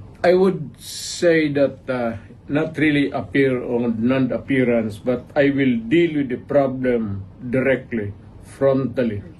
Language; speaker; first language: English; non-native, local second language; Cebuano